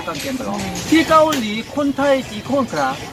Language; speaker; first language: Thai; non-native, learner; Korean